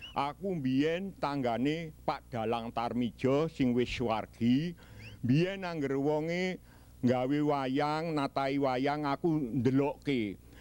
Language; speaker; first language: Javanese; early bilingual, heritage; Javanese